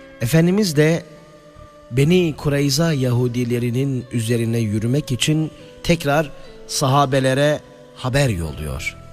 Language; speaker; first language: Turkish; native; Turkish